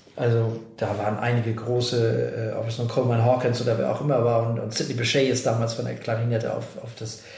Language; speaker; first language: German; native; German